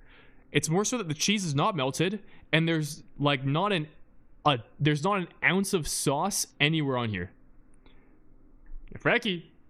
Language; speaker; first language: English; native; English